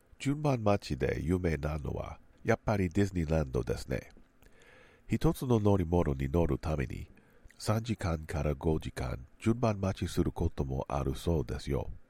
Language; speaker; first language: Japanese; non-native, learner; English